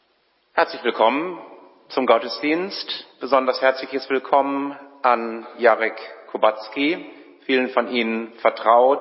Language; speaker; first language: German; native; German